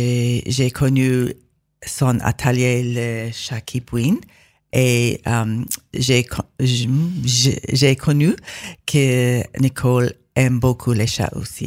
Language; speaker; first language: French; non-native, learner; English